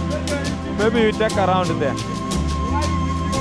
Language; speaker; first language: English; non-native, learner; Swahili